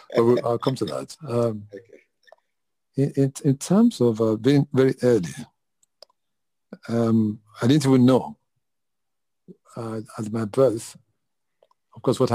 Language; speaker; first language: English; non-native, local second language; Yoruba